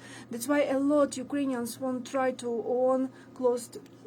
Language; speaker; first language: English; non-native, learner; Ukrainian